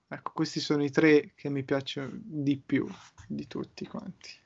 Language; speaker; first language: Italian; native; Italian